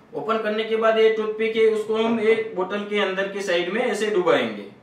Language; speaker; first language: Hindi; non-native, local second language; Gujarati